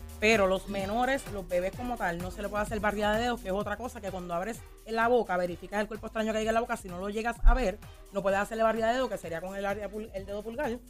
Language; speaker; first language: Spanish; native; Spanish